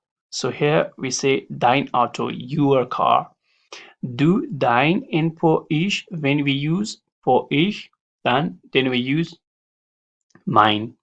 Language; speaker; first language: English; non-native, fluent; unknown